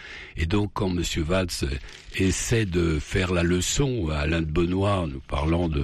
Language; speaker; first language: French; native; French